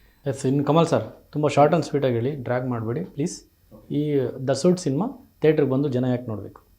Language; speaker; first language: Kannada; native; Kannada